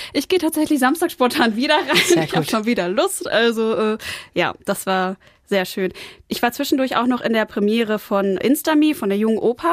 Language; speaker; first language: German; native; German